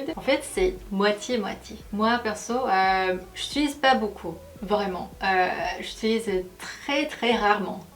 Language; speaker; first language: French; non-native, fluent; Korean